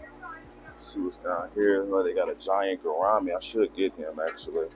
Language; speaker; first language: English; native; English